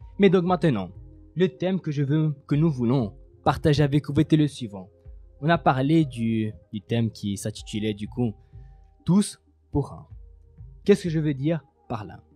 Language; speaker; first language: French; native; French